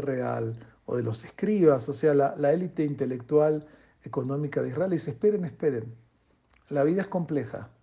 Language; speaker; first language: Spanish; native; Spanish